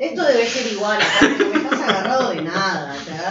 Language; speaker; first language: Spanish; native; Spanish